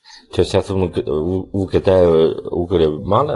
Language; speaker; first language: Russian; non-native, learner; Chinese